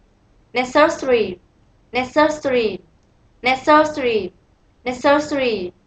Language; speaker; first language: English; non-native, learner; Vietnamese